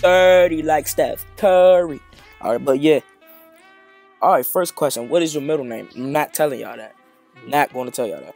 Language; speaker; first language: English; native; English